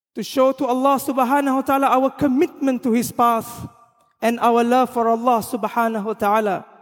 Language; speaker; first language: English; non-native, local second language; Malay